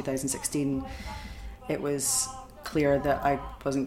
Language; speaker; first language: English; native; English